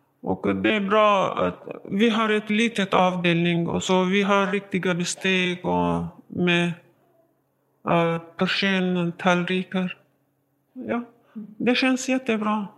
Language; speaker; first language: Swedish; non-native, learner; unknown